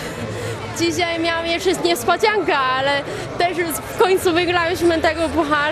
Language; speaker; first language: Polish; non-native, learner; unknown